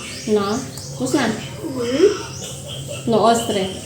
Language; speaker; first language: Russian; non-native, learner; Filipino